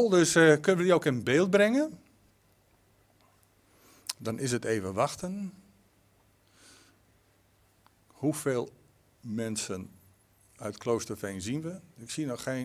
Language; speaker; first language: Dutch; native; Dutch